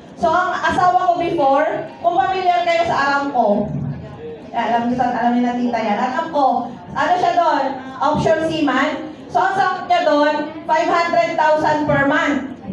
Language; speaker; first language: Filipino; native; Filipino